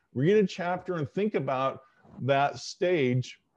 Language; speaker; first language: English; native; English